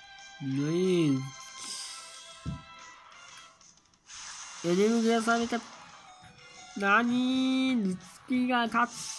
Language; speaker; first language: Japanese; native; Japanese